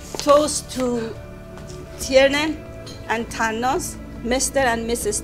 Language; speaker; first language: English; non-native, fluent; Persian